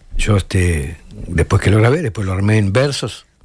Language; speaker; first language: Spanish; native; Spanish